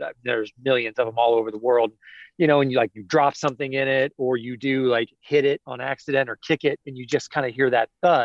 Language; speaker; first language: English; native; English